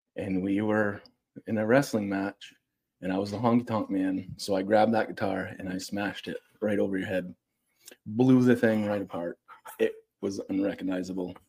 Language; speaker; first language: English; native; English